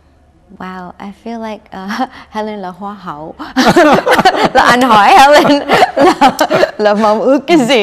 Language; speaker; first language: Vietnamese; non-native, fluent; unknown